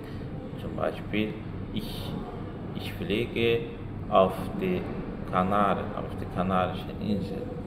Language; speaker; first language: German; non-native, fluent; Azerbaijani